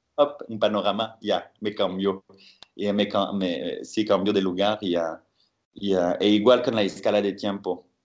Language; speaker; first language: Spanish; non-native, fluent; French